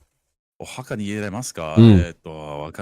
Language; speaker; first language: Japanese; non-native, learner; English